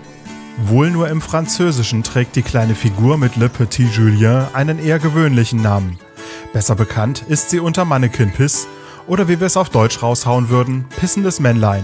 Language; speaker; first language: German; native; German